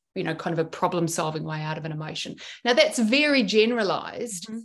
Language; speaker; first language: English; native; English